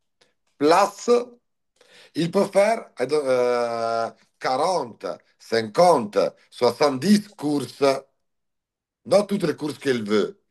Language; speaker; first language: French; non-native, learner; Italian